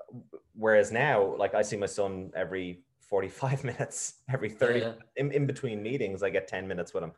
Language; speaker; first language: English; native; English